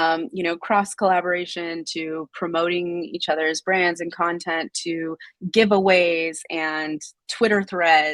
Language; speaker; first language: English; native; English